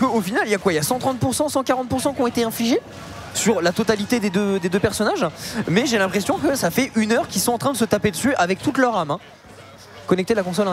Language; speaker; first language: French; native; French